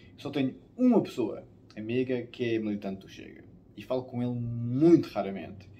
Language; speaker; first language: Portuguese; native; Portuguese